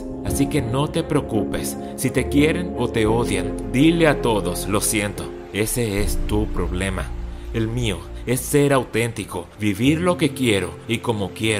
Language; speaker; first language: Spanish; native; Spanish